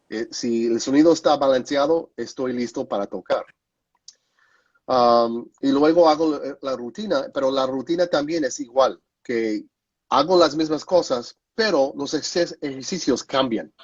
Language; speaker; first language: Spanish; non-native, fluent; English